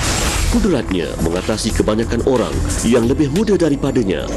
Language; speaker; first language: Malay; native; Malay